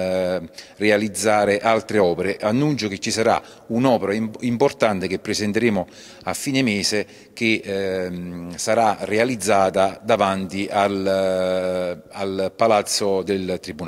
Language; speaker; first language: Italian; native; Italian